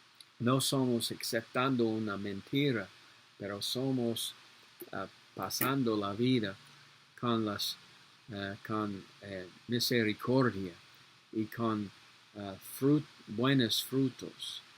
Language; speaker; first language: Spanish; non-native, learner; English